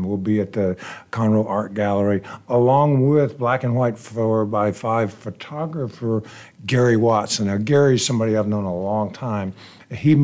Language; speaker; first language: English; native; English